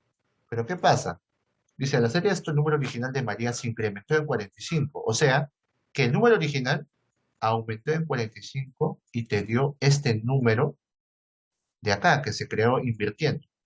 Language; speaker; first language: Spanish; native; Spanish